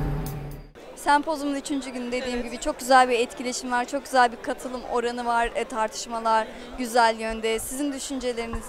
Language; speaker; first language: Turkish; native; Turkish